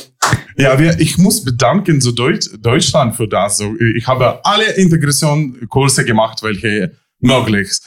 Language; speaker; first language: German; non-native, fluent; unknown